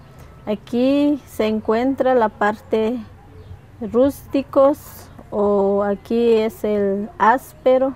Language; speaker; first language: Spanish; non-native, local second language; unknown